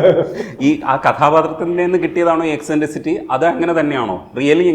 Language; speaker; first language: Malayalam; native; Malayalam